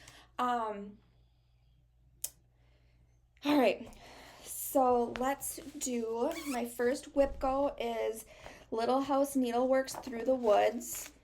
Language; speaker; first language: English; native; English